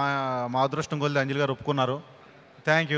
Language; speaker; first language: Telugu; native; Telugu